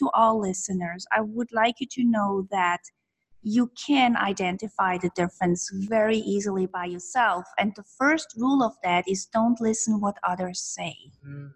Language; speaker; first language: English; non-native, fluent; Swiss German